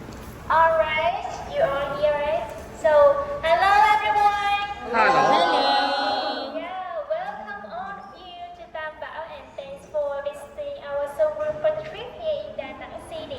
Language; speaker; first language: English; non-native, learner; Vietnamese